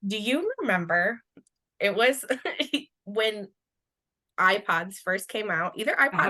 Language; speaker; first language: English; native; English